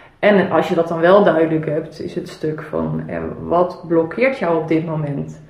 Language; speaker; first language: Dutch; early bilingual, other home language; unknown